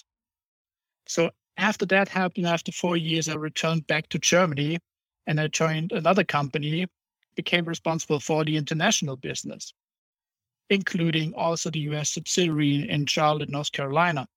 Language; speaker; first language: English; non-native, fluent; German